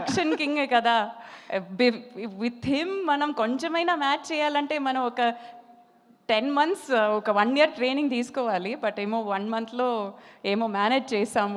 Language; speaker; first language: Telugu; non-native, fluent; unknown